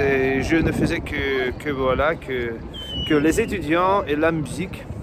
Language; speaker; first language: French; non-native, fluent; Russian